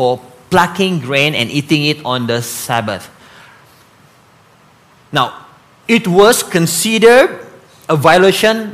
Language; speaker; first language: English; non-native, local second language; Malay